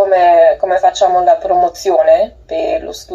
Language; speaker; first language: Italian; non-native, learner; English